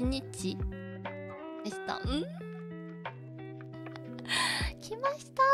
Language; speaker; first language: Japanese; non-native, learner; Korean